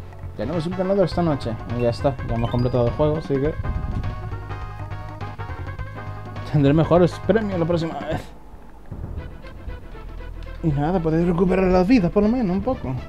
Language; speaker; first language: Spanish; native; Spanish